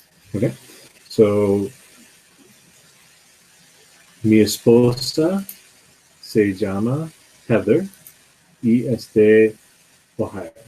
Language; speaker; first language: Spanish; non-native, learner; English